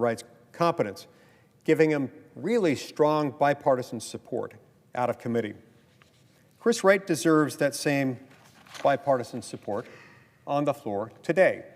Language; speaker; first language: English; native; English